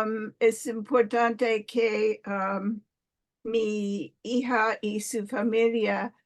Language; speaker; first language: Spanish; non-native, learner; English